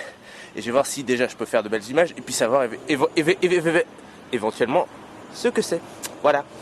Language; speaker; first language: French; native; French